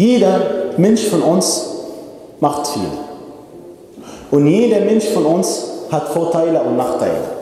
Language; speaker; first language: German; non-native, fluent; Arabic